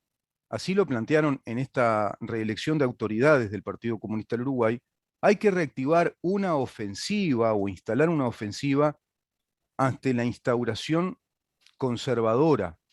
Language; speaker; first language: Spanish; native; Spanish